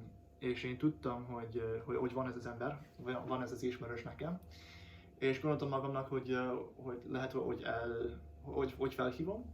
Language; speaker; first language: Hungarian; non-native, fluent; English